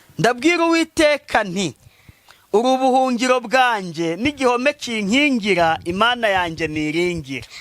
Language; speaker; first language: Kinyarwanda; native; Kinyarwanda